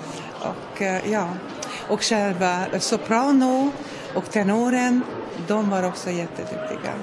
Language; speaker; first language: Swedish; non-native, fluent; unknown